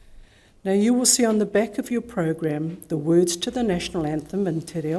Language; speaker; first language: English; native; English